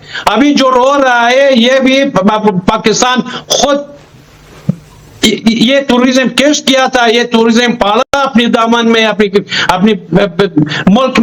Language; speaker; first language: Hindi; non-native, learner; Pashto